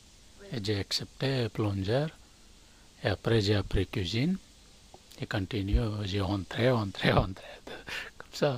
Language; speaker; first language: French; non-native, learner; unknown